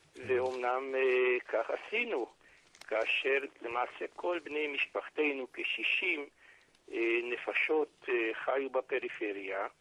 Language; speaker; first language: Hebrew; non-native, fluent; Hungarian